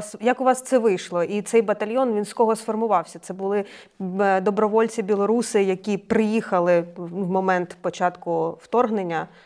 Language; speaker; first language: Ukrainian; native; Ukrainian